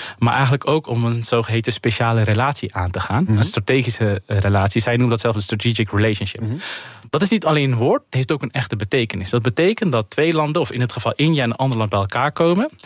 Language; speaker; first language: Dutch; native; Dutch